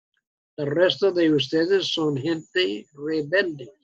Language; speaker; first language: Spanish; non-native, fluent; English